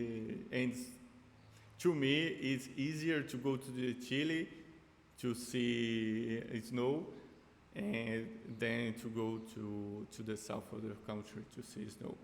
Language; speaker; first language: English; non-native, fluent; Portuguese